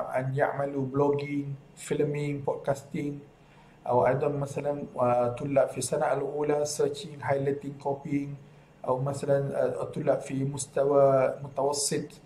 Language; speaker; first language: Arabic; non-native, fluent; Malay